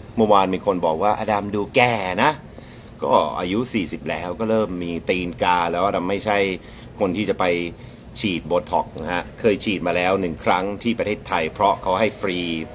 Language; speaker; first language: Thai; non-native, fluent; English